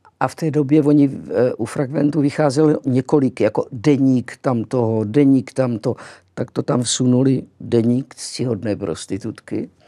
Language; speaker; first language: Czech; early bilingual, other home language; Greek